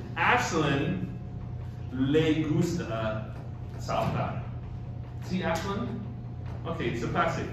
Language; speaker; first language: Spanish; non-native, fluent; English